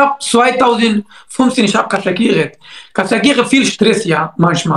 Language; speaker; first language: German; non-native, learner; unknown